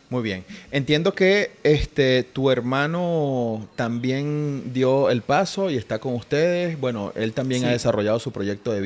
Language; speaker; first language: Spanish; native; Spanish